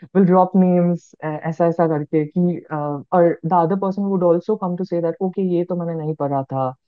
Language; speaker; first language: Hindi; non-native, local second language; Bangla